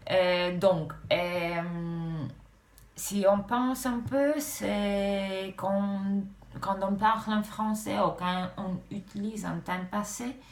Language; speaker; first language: French; non-native, fluent; Romanian